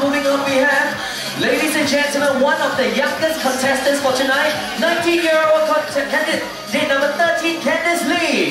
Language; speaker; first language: English; non-native, local second language; Chinese